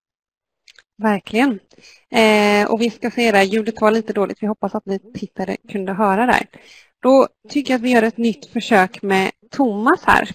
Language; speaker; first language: Swedish; native; Swedish